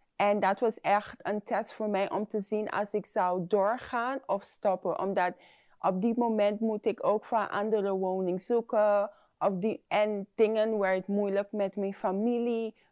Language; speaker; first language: Dutch; non-native, fluent; English